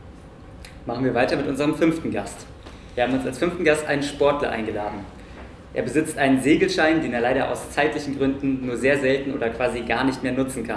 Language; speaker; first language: German; native; German